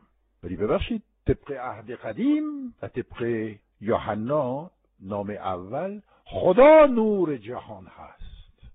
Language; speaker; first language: Persian; non-native, fluent; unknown